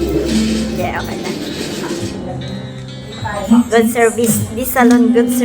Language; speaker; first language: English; non-native, local second language; Filipino